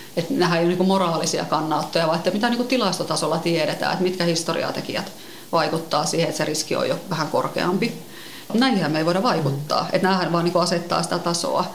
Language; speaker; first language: Finnish; native; Finnish